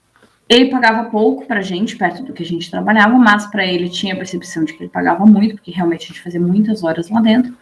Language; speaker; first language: Portuguese; native; Portuguese